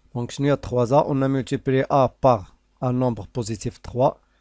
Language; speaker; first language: French; non-native, local second language; Arabic